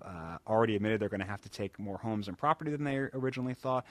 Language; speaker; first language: English; native; English